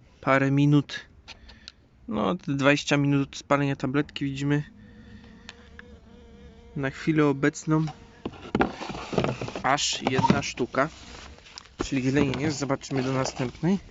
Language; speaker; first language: Polish; native; Polish